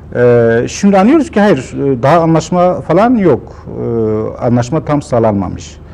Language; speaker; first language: Turkish; non-native, local second language; Kurdish